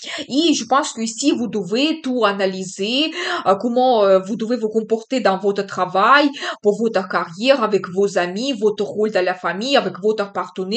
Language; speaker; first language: French; non-native, fluent; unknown